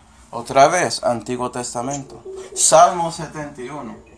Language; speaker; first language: Spanish; non-native, fluent; English